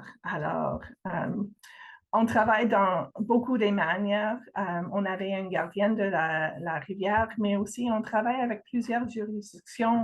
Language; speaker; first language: French; non-native, fluent; English